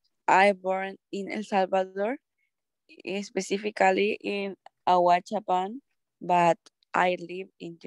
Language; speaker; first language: English; non-native, learner; Spanish